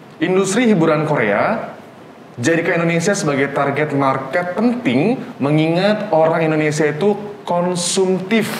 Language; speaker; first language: Indonesian; native; Indonesian